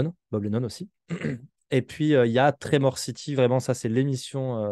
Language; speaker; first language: French; native; French